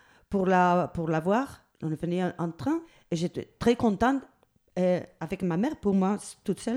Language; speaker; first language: French; non-native, learner; Spanish